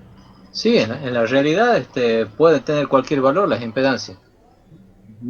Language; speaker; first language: Spanish; native; Spanish